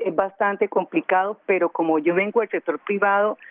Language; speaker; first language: Spanish; native; Spanish